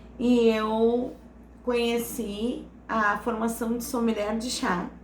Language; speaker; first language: Portuguese; native; Portuguese